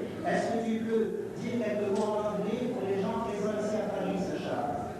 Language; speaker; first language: French; native; French